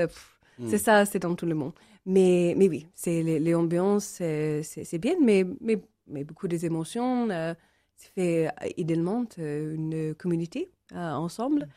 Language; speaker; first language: French; non-native, learner; English